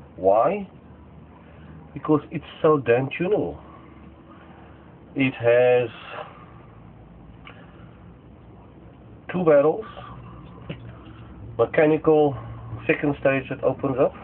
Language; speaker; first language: English; native; English